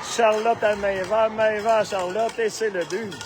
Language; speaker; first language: French; native; French